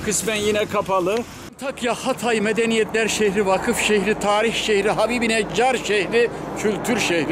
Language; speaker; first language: Turkish; native; Turkish